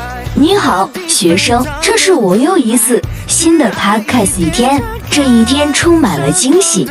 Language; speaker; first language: Chinese; non-native, learner; Malay